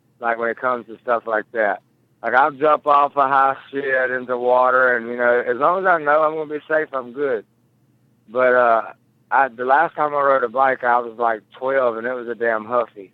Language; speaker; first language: English; native; English